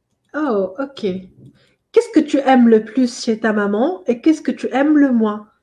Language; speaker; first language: French; non-native, local second language; Arabic